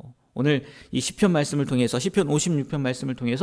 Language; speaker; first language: Korean; native; Korean